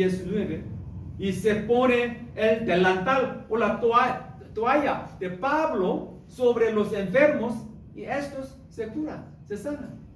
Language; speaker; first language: Spanish; non-native, learner; Korean